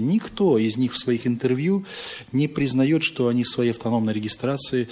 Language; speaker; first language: Russian; native; Russian